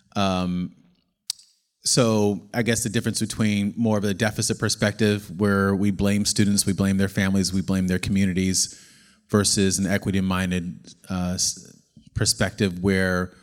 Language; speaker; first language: English; native; English